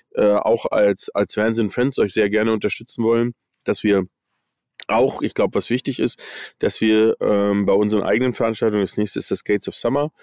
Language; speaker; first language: German; early bilingual, other home language; English